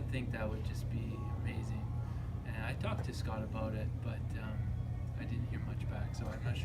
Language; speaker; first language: English; native; English